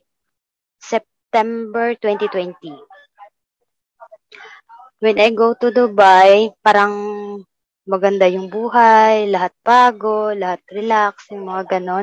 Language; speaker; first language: English; non-native, local second language; Cebuano